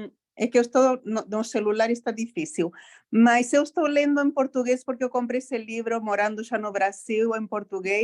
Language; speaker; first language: Portuguese; non-native, fluent; Spanish